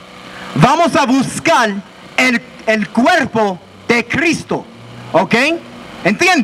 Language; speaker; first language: Spanish; non-native, learner; English